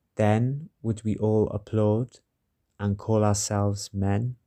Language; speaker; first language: English; native; English